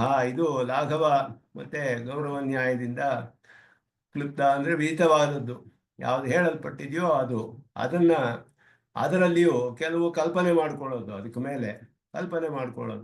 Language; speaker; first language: Kannada; native; Kannada